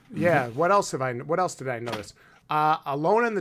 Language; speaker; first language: English; native; English